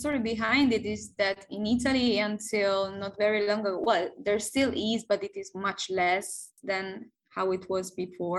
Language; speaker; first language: English; non-native, fluent; Italian